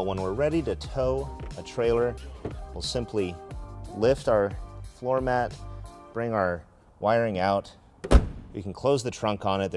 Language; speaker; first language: English; native; English